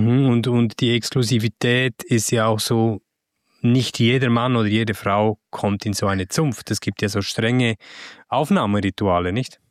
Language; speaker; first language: German; native; German